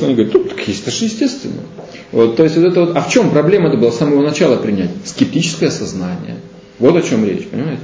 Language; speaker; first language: Russian; native; Russian